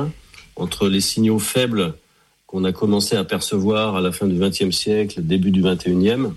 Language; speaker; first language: French; native; French